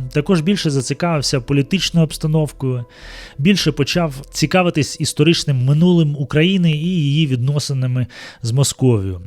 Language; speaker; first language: Ukrainian; non-native, local second language; Russian